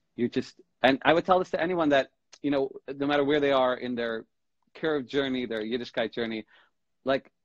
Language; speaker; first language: English; native; English